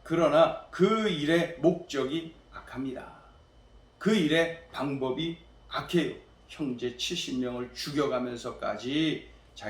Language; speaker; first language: Korean; native; Korean